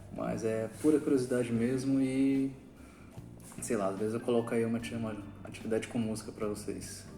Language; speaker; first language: Portuguese; native; Portuguese